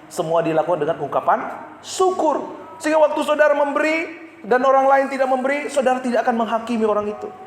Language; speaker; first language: Indonesian; native; Indonesian